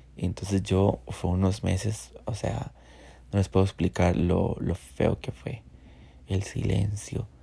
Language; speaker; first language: Spanish; native; Spanish